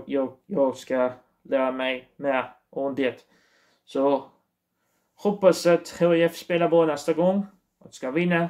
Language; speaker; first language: Swedish; non-native, learner; Portuguese